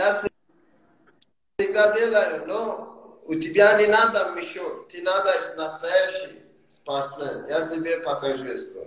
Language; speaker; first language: Russian; non-native, learner; Persian